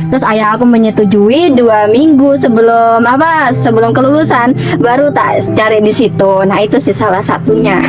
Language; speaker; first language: Indonesian; native; Indonesian